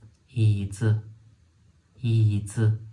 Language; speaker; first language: Chinese; non-native, fluent; Turkmen